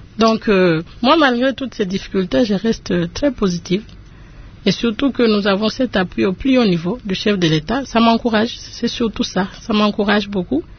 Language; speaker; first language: French; non-native, local second language; Lingala